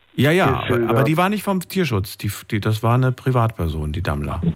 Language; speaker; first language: German; native; German